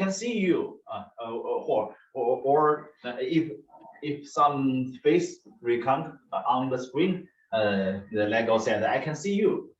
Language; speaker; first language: English; non-native, learner; Chinese